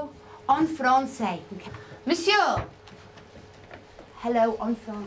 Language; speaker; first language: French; non-native, fluent; English